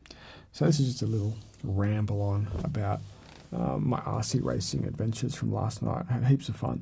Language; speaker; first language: English; native; English